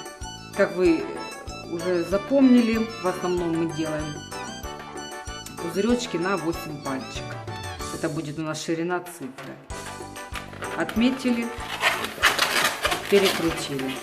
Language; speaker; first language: Russian; native; Russian